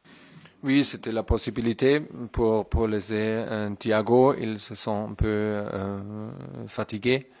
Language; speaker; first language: French; non-native, fluent; German